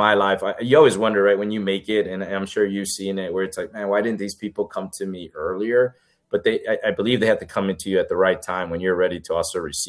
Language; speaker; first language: English; early bilingual, other home language; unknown